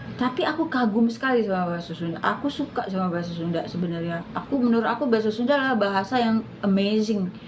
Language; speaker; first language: Indonesian; native; Indonesian